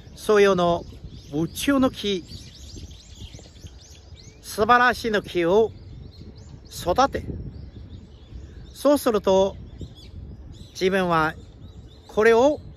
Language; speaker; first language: Japanese; non-native, fluent; Chinese